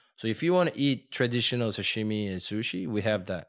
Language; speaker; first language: English; non-native, fluent; Korean